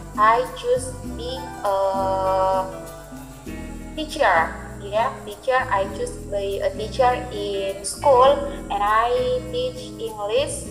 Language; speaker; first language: English; non-native, learner; Indonesian